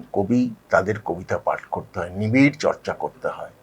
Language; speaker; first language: Bangla; native; Bangla